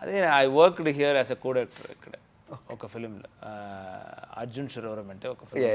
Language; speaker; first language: Telugu; non-native, learner; Tamil